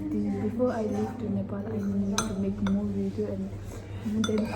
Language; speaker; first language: English; non-native, fluent; Tibetan